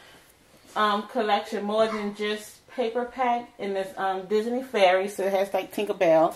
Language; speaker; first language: English; native; English